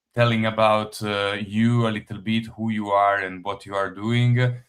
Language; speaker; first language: English; non-native, fluent; Italian